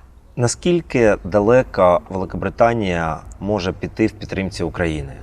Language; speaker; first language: Ukrainian; native; Ukrainian